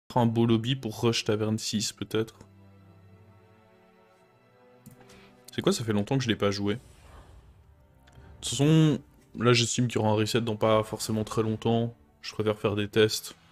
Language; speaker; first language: French; native; French